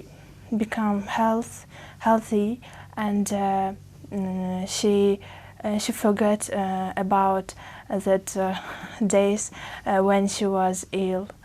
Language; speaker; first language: English; non-native, learner; Uzbek